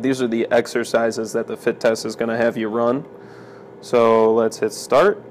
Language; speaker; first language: English; native; English